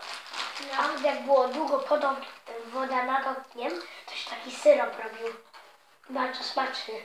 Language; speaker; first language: Polish; early bilingual, heritage; Polish